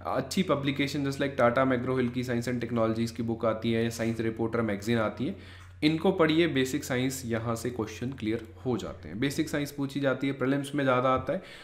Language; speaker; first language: Hindi; native; Hindi